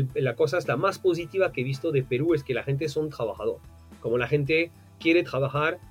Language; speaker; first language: Spanish; non-native, fluent; French